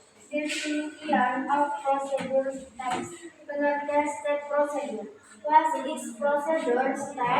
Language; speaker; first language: English; non-native, learner; Indonesian